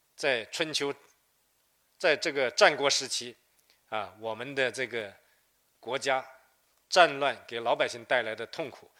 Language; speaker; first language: Chinese; native; Chinese